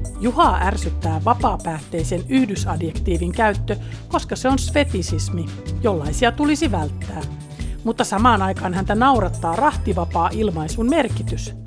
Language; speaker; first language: Finnish; native; Finnish